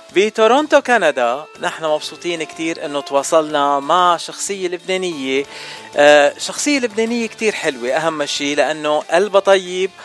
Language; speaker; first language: Arabic; native; Arabic